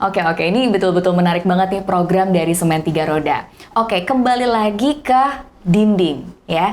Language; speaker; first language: Indonesian; native; Indonesian